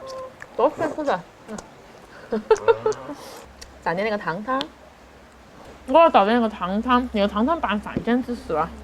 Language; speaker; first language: Chinese; native; Chinese